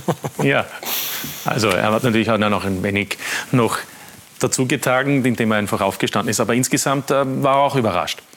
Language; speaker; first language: German; native; German